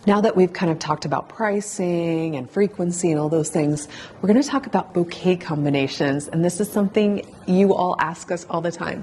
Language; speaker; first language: English; native; English